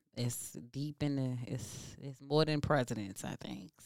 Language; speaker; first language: English; native; English